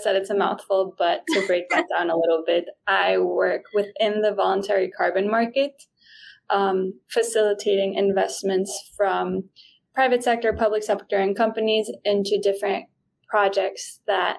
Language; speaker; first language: English; non-native, fluent; Spanish